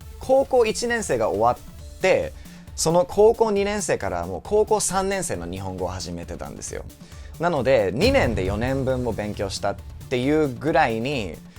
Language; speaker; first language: Japanese; non-native, fluent; English